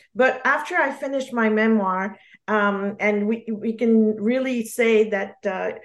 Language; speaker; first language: English; non-native, fluent; French